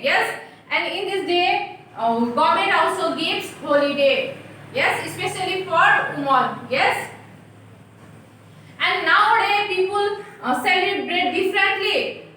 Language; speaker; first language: English; non-native, local second language; Nepali